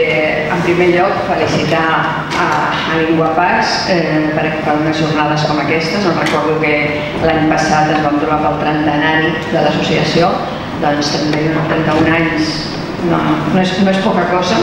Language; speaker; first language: Catalan; non-native, local second language; Spanish